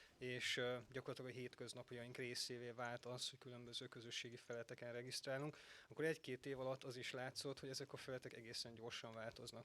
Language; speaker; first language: Hungarian; native; Hungarian